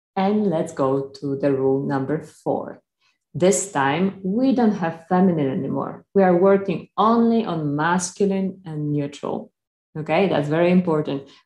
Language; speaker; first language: English; non-native, fluent; Polish